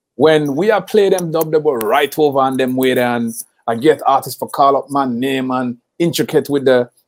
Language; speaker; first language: English; native; English